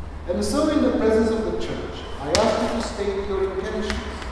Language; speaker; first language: English; non-native, fluent; Romanian